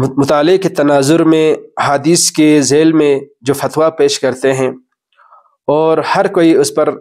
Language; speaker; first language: Urdu; non-native, local second language; Balti